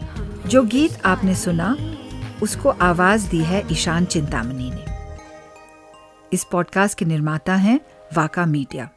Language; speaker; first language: Hindi; native; Hindi